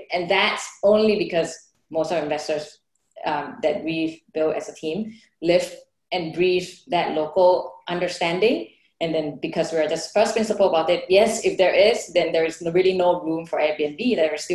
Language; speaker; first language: English; non-native, fluent; Thai